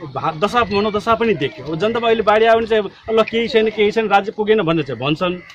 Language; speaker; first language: Nepali; non-native, local second language; Maithili